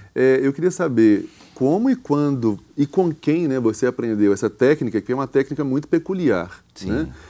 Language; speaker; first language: Portuguese; native; Portuguese